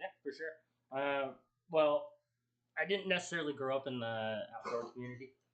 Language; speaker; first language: English; native; English